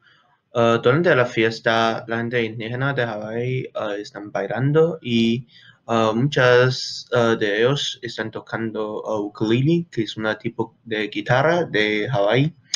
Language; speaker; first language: Spanish; non-native, learner; English